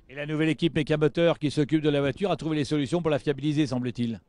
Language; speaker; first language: French; native; French